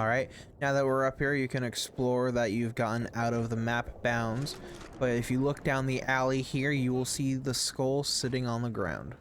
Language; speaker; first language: English; native; English